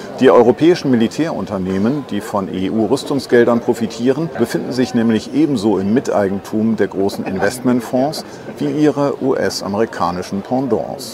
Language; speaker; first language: German; native; German